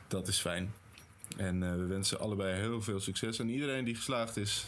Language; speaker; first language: Dutch; native; Dutch